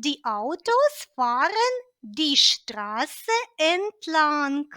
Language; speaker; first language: German; non-native, fluent; Ukrainian